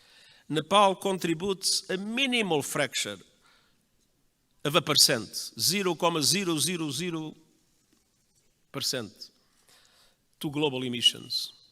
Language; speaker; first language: English; non-native, fluent; Portuguese